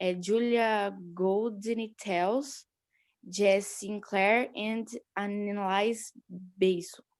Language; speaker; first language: English; non-native, learner; Portuguese